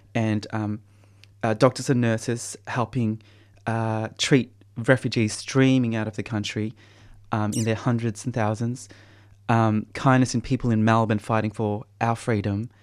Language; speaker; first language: English; native; English